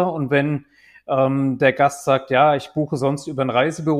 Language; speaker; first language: German; native; German